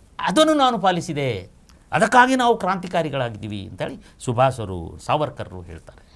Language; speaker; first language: Kannada; non-native, local second language; Kodava